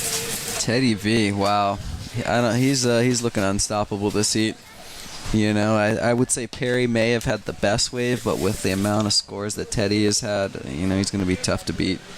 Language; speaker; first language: English; native; English